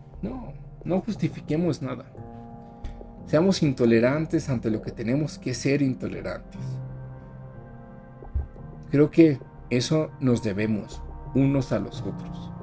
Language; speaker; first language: Spanish; native; Spanish